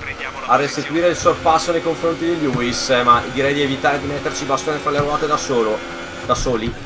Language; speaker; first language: Italian; native; Italian